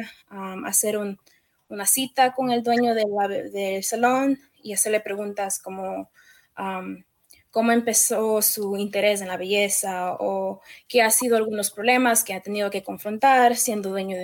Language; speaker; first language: Spanish; early bilingual, heritage; Spanish